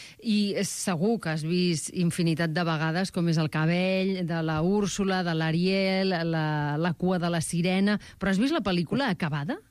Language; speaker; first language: Catalan; native; Catalan